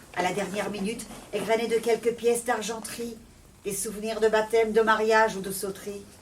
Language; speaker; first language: French; early bilingual, other home language; Persian